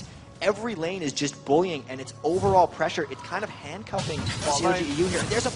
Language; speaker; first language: English; native; English